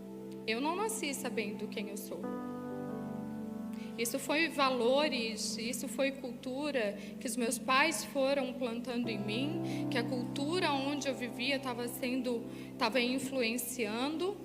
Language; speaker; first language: Portuguese; native; Portuguese